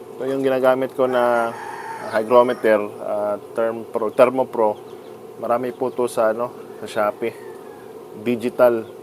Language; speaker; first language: Filipino; non-native, local second language; Cebuano